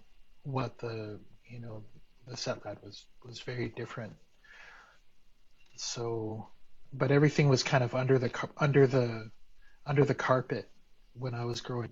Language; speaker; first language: English; native; English